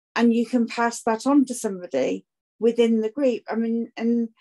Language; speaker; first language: English; native; English